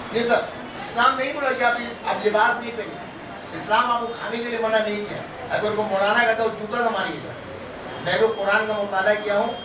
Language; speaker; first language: Hindi; non-native, local second language; Urdu